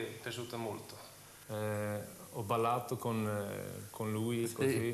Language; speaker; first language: Italian; non-native, fluent; Swedish